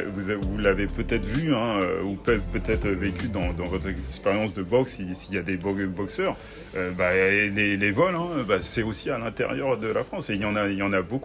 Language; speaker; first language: French; native; French